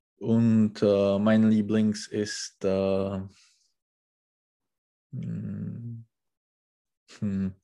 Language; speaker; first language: German; non-native, learner; Czech